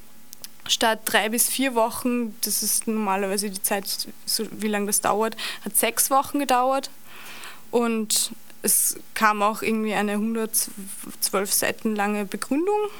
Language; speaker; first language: German; native; German